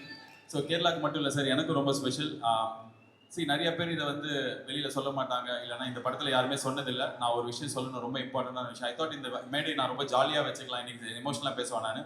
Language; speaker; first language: Tamil; native; Tamil